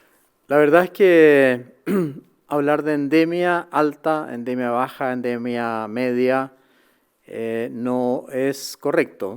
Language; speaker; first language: Spanish; native; Spanish